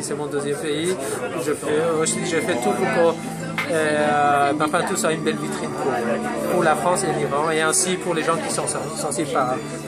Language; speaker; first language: French; non-native, fluent; Persian